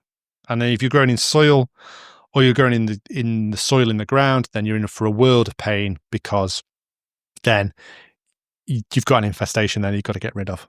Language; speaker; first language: English; native; English